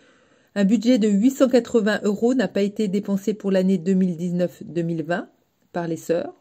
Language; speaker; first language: French; native; French